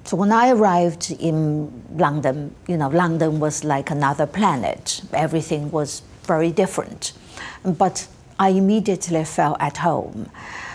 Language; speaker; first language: English; non-native, fluent; Chinese